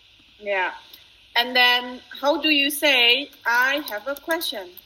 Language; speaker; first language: English; non-native, fluent; Indonesian